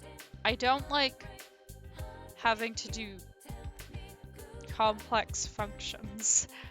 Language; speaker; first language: English; native; English